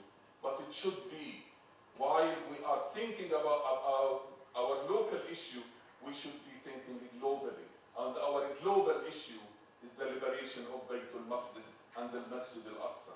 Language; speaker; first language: English; non-native, fluent; Arabic